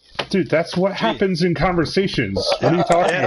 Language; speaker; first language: English; native; English